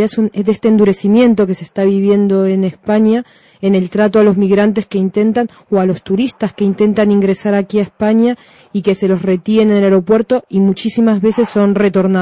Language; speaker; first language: Spanish; native; Spanish